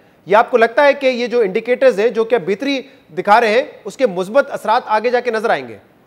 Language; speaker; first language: Urdu; native; Urdu